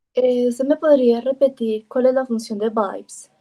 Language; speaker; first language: Spanish; native; Spanish